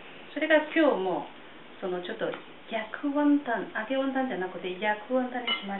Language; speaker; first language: Japanese; non-native, fluent; Chinese